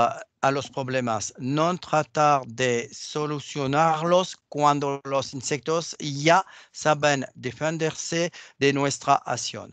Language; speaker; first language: Spanish; non-native, learner; French